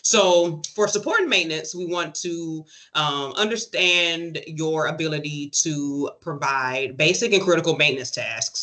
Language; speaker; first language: English; native; English